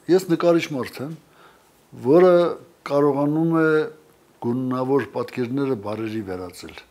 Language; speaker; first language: Armenian; native; Armenian